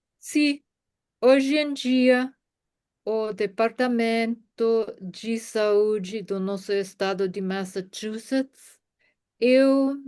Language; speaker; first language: Portuguese; non-native, fluent; German